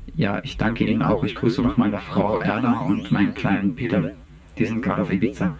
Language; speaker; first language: German; native; German